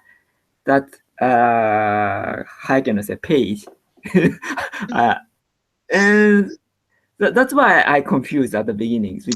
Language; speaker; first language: English; non-native, learner; Japanese